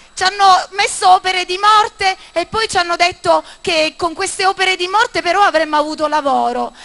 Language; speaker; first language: Italian; native; Italian